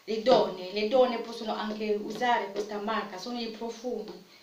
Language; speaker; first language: Italian; non-native, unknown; French